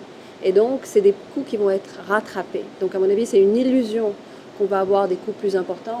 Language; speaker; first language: French; native; French